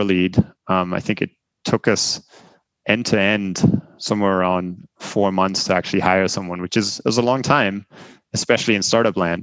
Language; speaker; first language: English; non-native, fluent; German